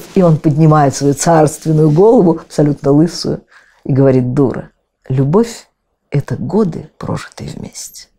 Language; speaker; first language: Russian; native; Russian